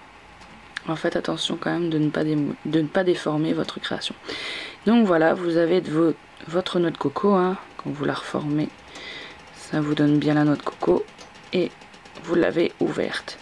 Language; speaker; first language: French; native; French